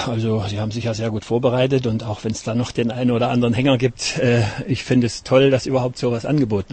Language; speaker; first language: German; native; German